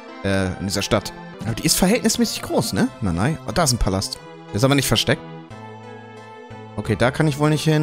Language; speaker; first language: German; native; German